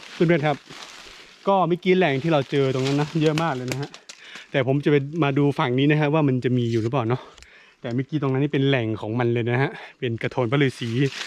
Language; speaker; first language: Thai; non-native, local second language; S'gaw Karen